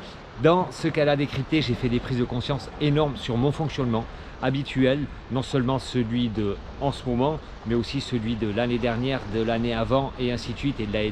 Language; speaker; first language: French; native; French